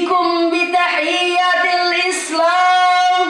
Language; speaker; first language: Arabic; non-native, learner; Indonesian